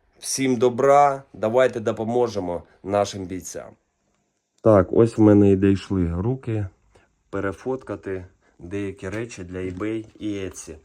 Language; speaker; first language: Ukrainian; native; Ukrainian